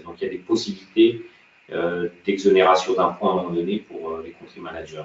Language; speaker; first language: French; native; French